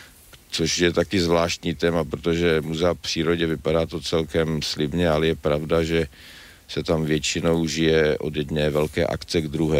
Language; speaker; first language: Czech; native; Czech